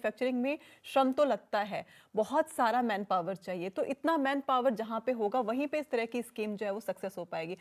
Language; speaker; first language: Hindi; native; Hindi